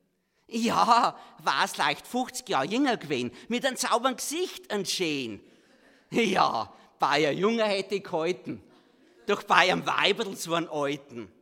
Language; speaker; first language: German; native; German